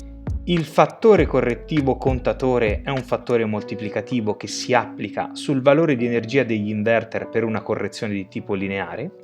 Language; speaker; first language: Italian; native; Italian